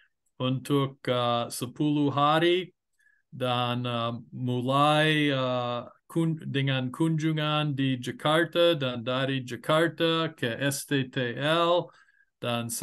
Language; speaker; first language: Indonesian; non-native, fluent; English